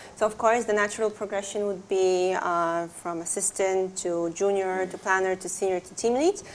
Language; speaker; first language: English; non-native, fluent; Polish